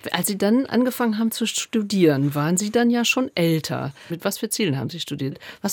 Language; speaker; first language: German; native; German